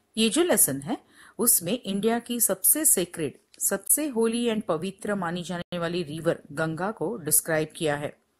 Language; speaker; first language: Hindi; non-native, local second language; Gujarati